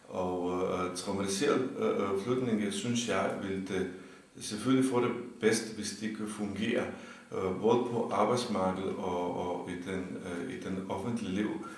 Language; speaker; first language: Danish; non-native, fluent; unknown